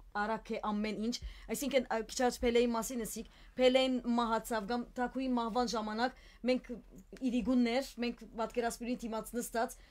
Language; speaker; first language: Armenian; native; Armenian